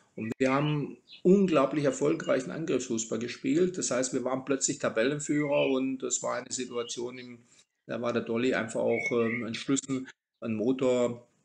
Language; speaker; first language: German; early bilingual, other home language; Croatian